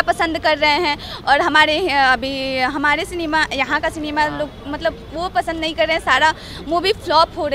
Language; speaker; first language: Hindi; native; Hindi